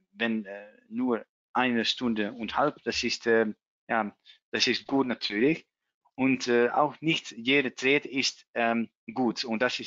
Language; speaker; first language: German; non-native, learner; Dutch